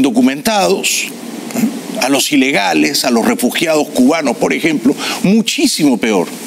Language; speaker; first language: Spanish; native; Spanish